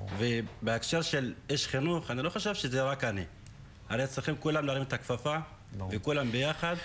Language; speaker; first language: Hebrew; non-native, local second language; Arabic